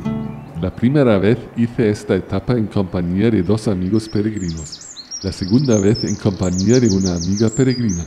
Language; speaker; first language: Spanish; non-native, fluent; German